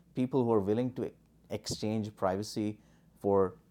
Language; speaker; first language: English; non-native, local second language; Hindi